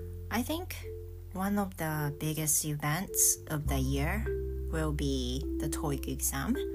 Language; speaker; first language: English; non-native, fluent; Japanese